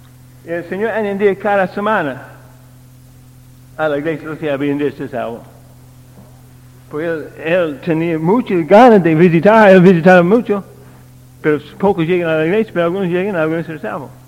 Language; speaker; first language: Spanish; non-native, learner; English